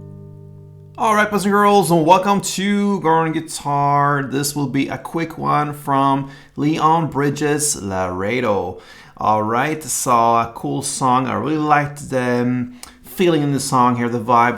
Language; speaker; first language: English; non-native, fluent; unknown